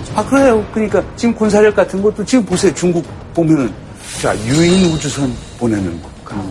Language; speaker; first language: Korean; native; Korean